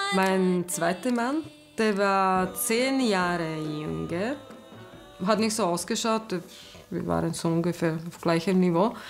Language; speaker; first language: German; non-native, fluent; Slovak